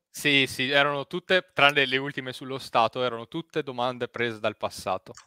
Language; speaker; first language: Italian; native; Italian